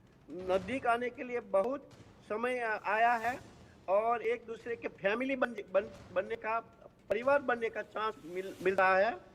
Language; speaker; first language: Hindi; non-native, local second language; Gujarati